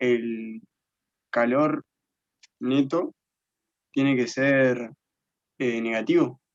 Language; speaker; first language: Spanish; native; Spanish